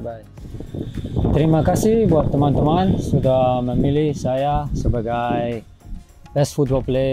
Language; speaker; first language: Indonesian; non-native, fluent; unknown